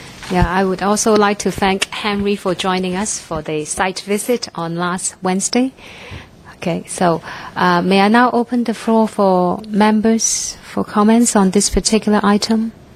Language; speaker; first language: English; non-native, local second language; Cantonese